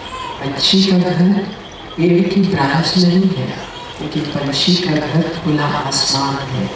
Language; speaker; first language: Hindi; native; Hindi